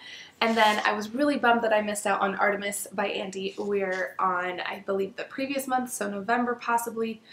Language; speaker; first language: English; native; English